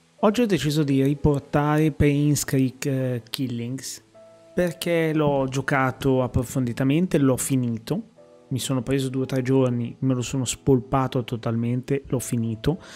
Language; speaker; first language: Italian; native; Italian